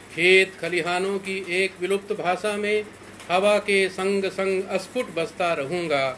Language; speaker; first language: Hindi; native; Hindi